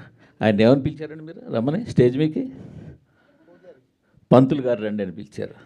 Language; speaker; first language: Telugu; native; Telugu